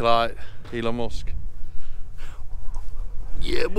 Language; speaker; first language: English; native; English